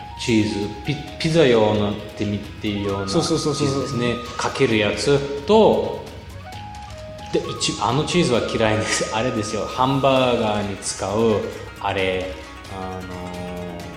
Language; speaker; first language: Japanese; non-native, fluent; Bulgarian